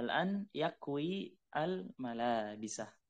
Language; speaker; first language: Arabic; non-native, fluent; Indonesian